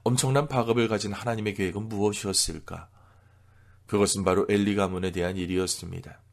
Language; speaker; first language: Korean; native; Korean